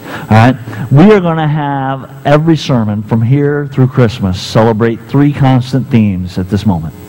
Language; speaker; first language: English; native; English